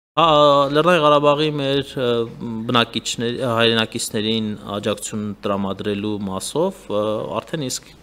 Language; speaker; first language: Armenian; native; Armenian